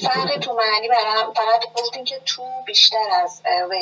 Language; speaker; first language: Persian; native; Persian